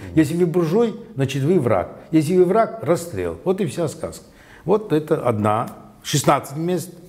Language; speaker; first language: Russian; non-native, local second language; Latvian